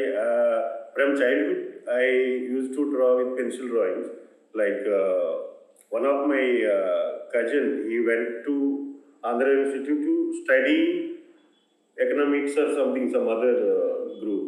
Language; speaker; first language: English; non-native, local second language; Telugu